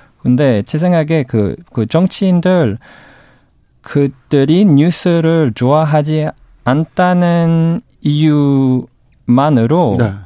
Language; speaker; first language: Korean; non-native, learner; English